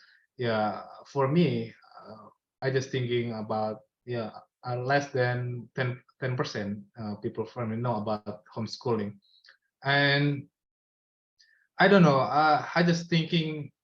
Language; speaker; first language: English; non-native, learner; Indonesian